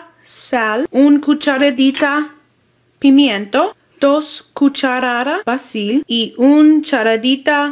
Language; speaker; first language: Spanish; non-native, learner; English